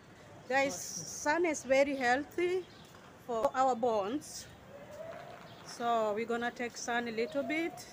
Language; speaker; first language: English; non-native, learner; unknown